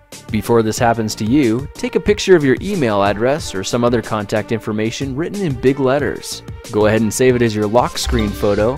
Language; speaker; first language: English; native; English